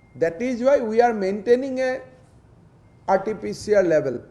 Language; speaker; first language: English; non-native, local second language; Assamese